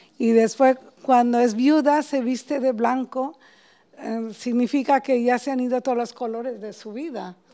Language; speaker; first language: Spanish; non-native, fluent; Bangla